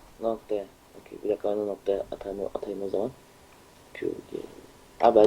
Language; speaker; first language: Turkish; native; Turkish